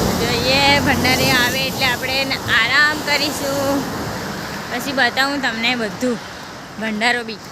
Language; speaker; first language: Gujarati; non-native, local second language; Kukna